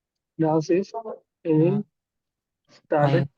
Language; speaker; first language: German; non-native, learner; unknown